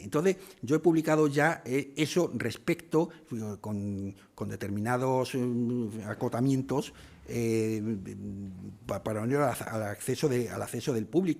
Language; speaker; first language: Spanish; native; Spanish